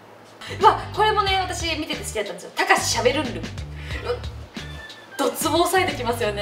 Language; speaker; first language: Japanese; native; Japanese